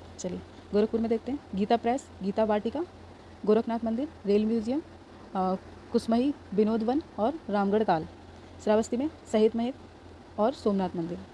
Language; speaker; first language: Hindi; native; Hindi